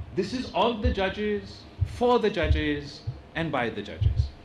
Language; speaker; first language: English; non-native, local second language; Urdu